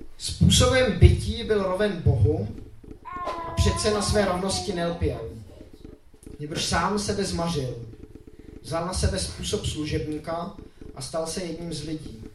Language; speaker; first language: Czech; native; Czech